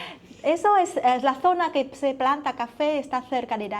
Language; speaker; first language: Spanish; non-native, learner; Vietnamese